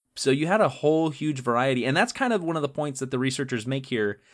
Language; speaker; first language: English; native; English